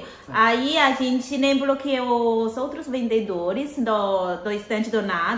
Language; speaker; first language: Portuguese; non-native, fluent; Chinese